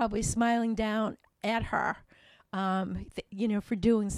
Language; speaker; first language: English; native; English